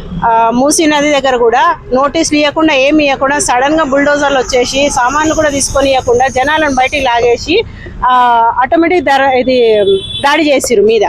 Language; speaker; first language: Telugu; native; Telugu